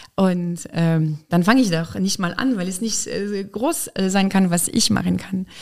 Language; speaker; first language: German; non-native, fluent; French